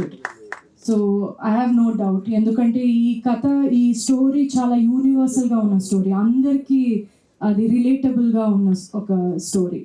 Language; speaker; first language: Telugu; non-native, fluent; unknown